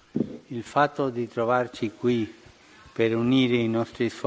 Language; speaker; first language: Italian; early bilingual, heritage; Spanish